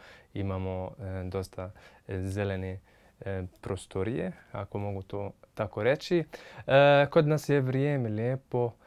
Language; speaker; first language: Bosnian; non-native, fluent; Arabic